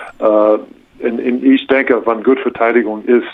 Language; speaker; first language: German; non-native, learner; English